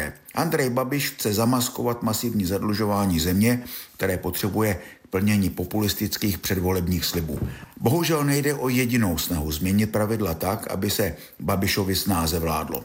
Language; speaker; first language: Czech; native; Czech